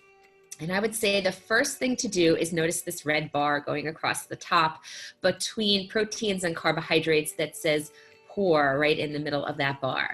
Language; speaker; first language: English; native; English